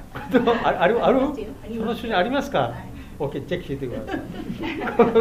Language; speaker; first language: Japanese; non-native, learner; Bangla